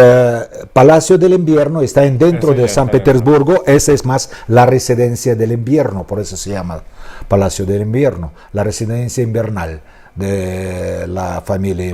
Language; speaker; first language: Spanish; non-native, fluent; Russian